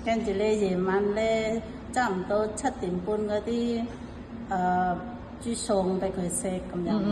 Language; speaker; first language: Cantonese; non-native, fluent; Indonesian